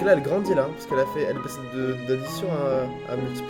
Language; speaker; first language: French; native; French